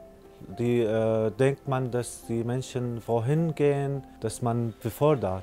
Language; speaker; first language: German; non-native, learner; Arabic